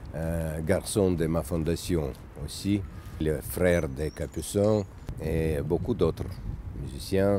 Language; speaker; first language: French; non-native, learner; Russian